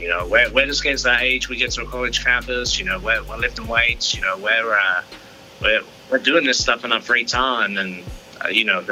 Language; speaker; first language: English; native; English